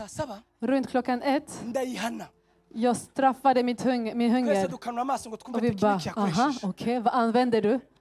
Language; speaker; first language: Swedish; early bilingual, other home language; Kinyarwanda